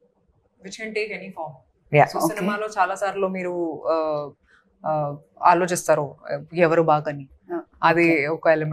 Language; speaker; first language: Telugu; non-native, fluent; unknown